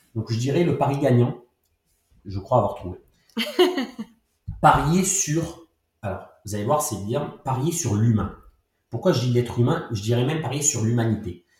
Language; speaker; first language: French; native; French